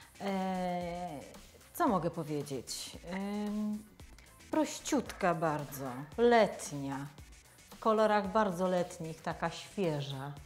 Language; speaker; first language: Polish; native; Polish